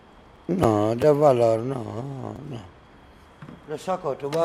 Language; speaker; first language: Spanish; non-native, learner; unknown